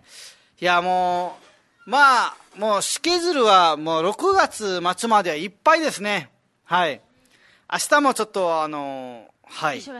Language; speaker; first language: Japanese; native; Japanese